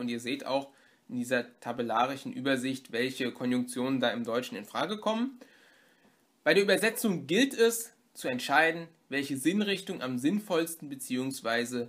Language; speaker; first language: German; native; German